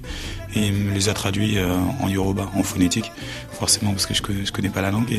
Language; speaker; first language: French; early bilingual, other home language; Haitian Creole